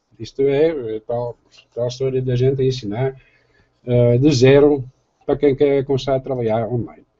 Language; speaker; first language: Portuguese; non-native, fluent; Dutch